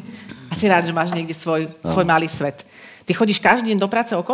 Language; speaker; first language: Slovak; native; Slovak